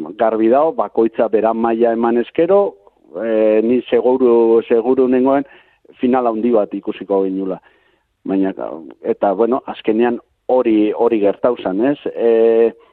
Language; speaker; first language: Basque; native; Basque